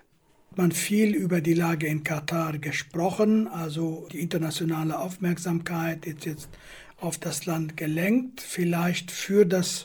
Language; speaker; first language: German; non-native, fluent; Kurdish